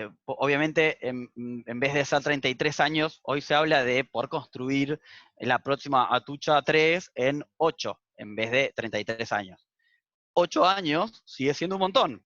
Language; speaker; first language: Spanish; native; Spanish